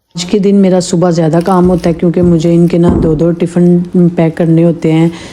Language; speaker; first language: Urdu; native; Urdu